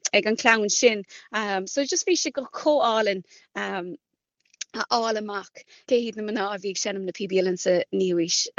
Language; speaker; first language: Irish; non-native, local second language; English